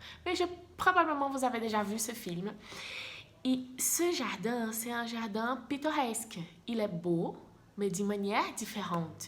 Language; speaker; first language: French; non-native, fluent; Portuguese